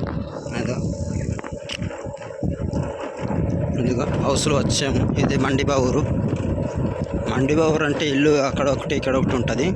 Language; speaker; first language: Telugu; native; Telugu